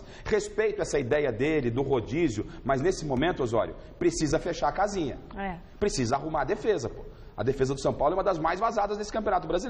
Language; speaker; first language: Portuguese; native; Portuguese